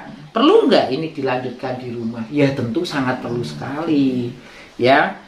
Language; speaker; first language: Indonesian; native; Indonesian